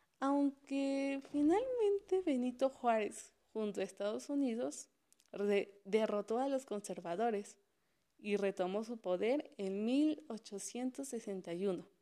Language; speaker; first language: Spanish; native; Spanish